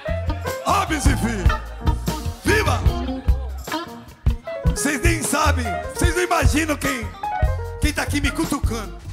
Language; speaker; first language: Portuguese; non-native, fluent; English